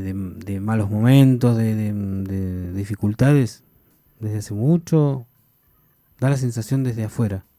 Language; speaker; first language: Spanish; native; Spanish